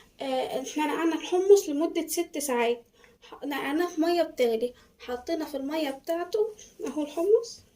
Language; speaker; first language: Arabic; native; Arabic